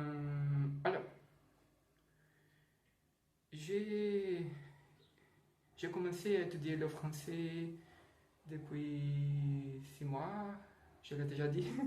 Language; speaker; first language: French; non-native, learner; Portuguese